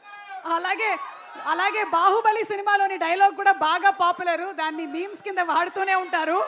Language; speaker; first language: Telugu; native; Telugu